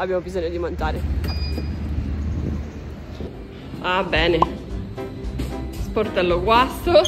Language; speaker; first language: Italian; native; Italian